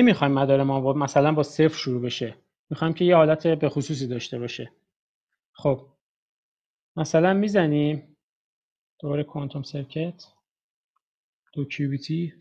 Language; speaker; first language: Persian; native; Persian